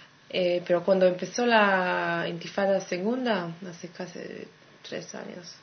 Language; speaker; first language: Spanish; non-native, fluent; Hebrew